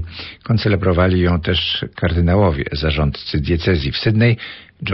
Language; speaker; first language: Polish; native; Polish